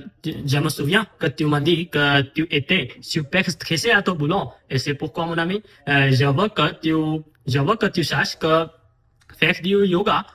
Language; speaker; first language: French; non-native, fluent; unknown